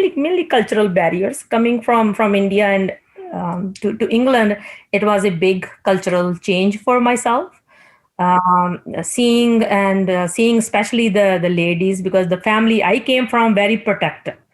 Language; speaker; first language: English; non-native, local second language; Punjabi